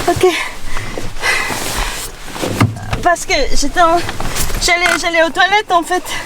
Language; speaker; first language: French; non-native, learner; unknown